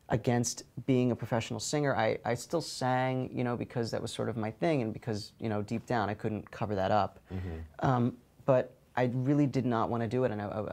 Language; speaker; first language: English; native; English